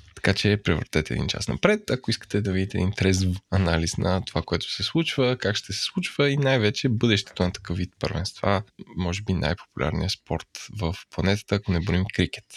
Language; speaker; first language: Bulgarian; native; Bulgarian